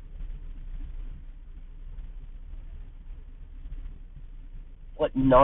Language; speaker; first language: English; native; English